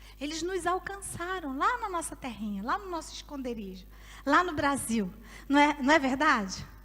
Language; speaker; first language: Portuguese; native; Portuguese